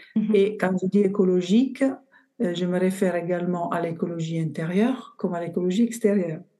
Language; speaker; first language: French; non-native, fluent; Italian